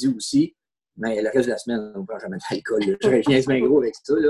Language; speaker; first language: French; native; French